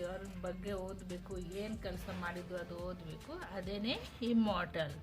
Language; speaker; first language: Kannada; non-native, local second language; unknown